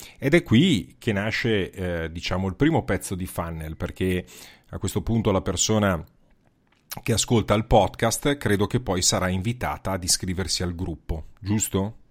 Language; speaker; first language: Italian; native; Italian